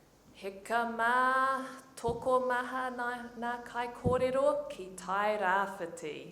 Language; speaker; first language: Māori; non-native, local second language; English